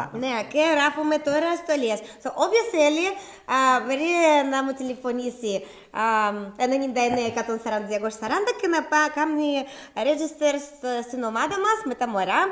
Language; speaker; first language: Greek; non-native, learner; Russian